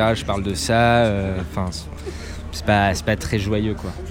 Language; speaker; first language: French; native; French